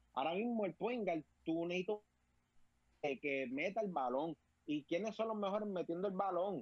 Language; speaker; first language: Spanish; native; Spanish